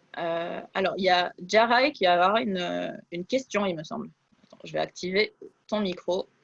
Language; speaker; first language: French; native; French